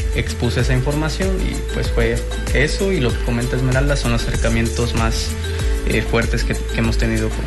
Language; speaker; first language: Spanish; native; Spanish